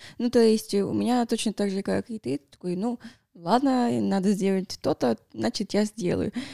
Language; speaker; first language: Russian; non-native, fluent; Spanish